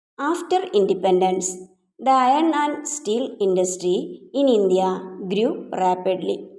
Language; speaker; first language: English; non-native, local second language; Malayalam